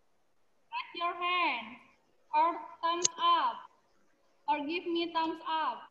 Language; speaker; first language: English; non-native, learner; Indonesian